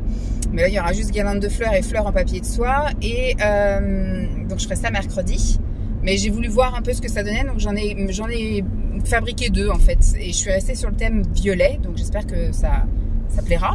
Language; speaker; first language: French; native; French